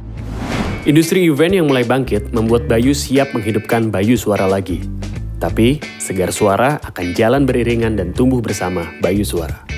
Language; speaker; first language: Indonesian; native; Indonesian